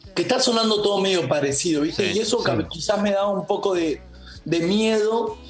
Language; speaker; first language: Spanish; native; Spanish